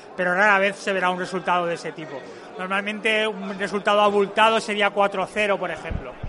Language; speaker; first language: Spanish; non-native, local second language; Catalan